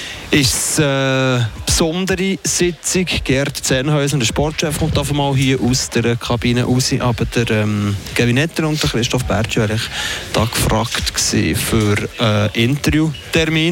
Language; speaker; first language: German; native; German